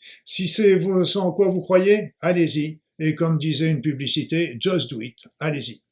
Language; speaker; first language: French; native; French